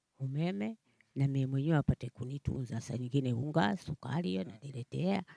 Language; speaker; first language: Swahili; native; Swahili